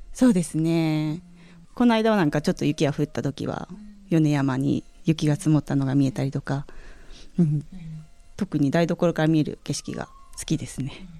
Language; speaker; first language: Japanese; native; Japanese